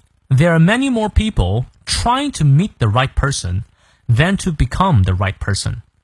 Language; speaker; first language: English; non-native, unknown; Chinese